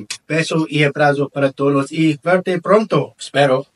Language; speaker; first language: Spanish; non-native, learner; English